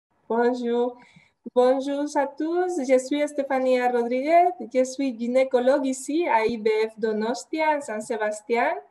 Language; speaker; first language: French; non-native, fluent; Spanish